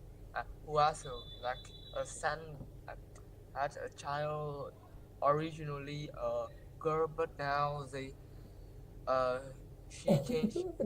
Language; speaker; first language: English; non-native, learner; Vietnamese